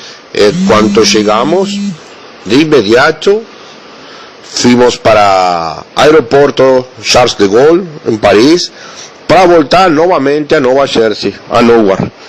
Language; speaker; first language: Portuguese; non-native, learner; Spanish